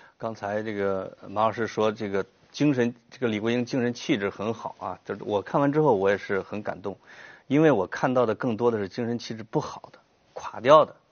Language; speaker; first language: Chinese; native; Chinese